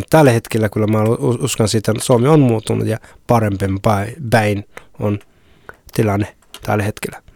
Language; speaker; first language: Finnish; non-native, fluent; Somali